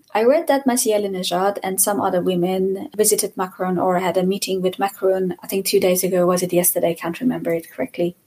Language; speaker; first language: English; non-native, fluent; Persian